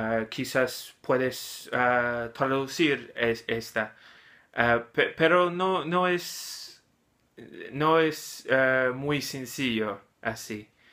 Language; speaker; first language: Spanish; non-native, learner; English